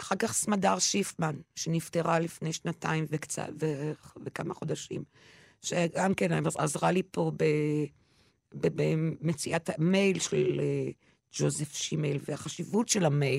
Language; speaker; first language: Hebrew; non-native, local second language; French